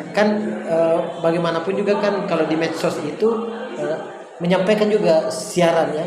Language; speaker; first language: Indonesian; native; Indonesian